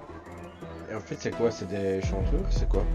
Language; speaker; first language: French; native; French